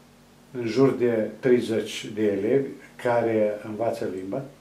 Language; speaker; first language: Romanian; non-native, local second language; Serbian